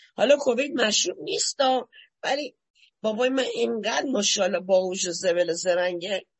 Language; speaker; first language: Persian; early bilingual, heritage; Persian